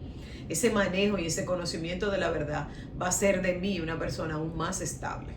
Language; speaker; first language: Spanish; native; Spanish